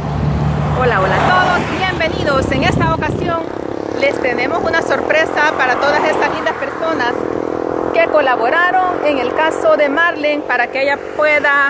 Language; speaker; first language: Spanish; native; Spanish